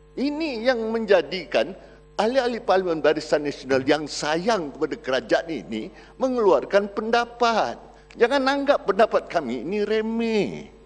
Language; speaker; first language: Malay; native; Malay